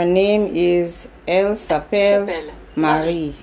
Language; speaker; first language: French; non-native, learner; English